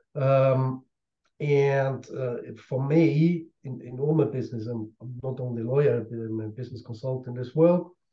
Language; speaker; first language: English; non-native, fluent; German